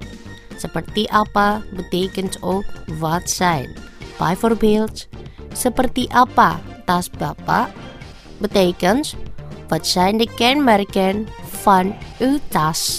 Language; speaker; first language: Dutch; non-native, fluent; Indonesian